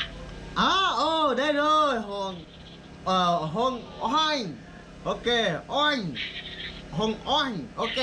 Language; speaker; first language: Vietnamese; non-native, learner; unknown